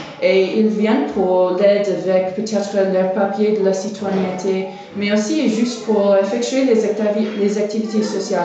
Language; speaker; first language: French; non-native, fluent; English